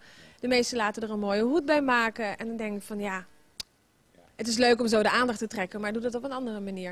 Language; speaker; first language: Dutch; native; Dutch